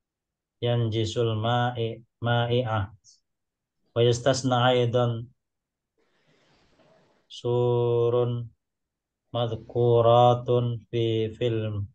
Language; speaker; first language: Arabic; non-native, learner; Indonesian